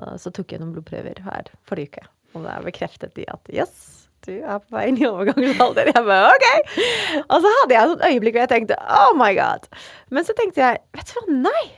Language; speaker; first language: Norwegian; non-native, fluent; English